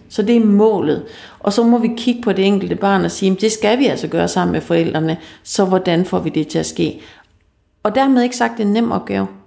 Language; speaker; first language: Danish; native; Danish